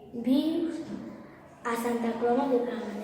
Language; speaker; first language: Catalan; early bilingual, other home language; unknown